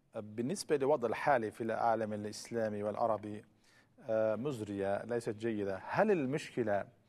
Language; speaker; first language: Arabic; non-native, fluent; Turkish